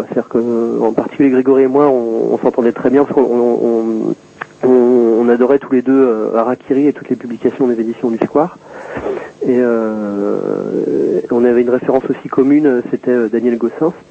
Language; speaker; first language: French; native; French